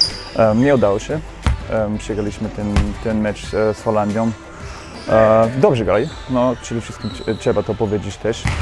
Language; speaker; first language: Polish; early bilingual, heritage; German